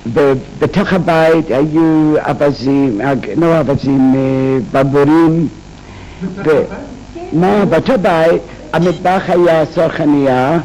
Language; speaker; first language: Hebrew; non-native, fluent; English